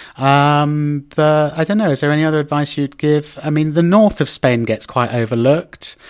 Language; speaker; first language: English; native; English